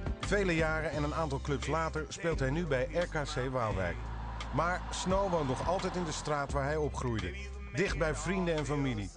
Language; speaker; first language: Dutch; native; Dutch